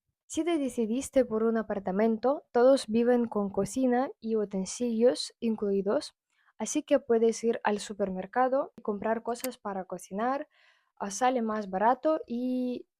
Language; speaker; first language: Spanish; non-native, fluent; Russian